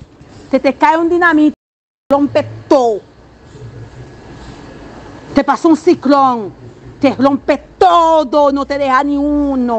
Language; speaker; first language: Spanish; non-native, learner; Haitian Creole